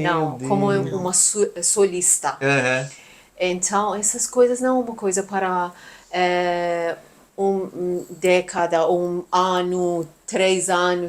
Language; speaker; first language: Portuguese; non-native, learner; Persian